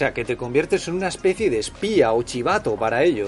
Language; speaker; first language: Spanish; native; Spanish